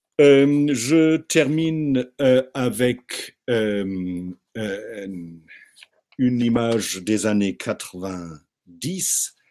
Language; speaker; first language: French; non-native, fluent; German